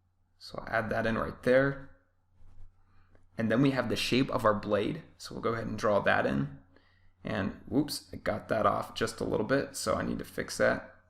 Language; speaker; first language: English; native; English